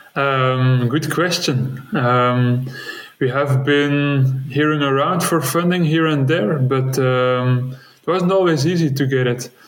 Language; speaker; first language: English; non-native, fluent; Dutch